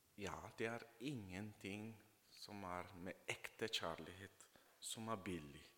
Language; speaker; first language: Norwegian; non-native, fluent; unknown